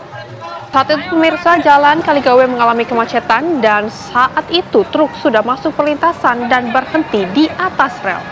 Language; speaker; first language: Indonesian; native; Indonesian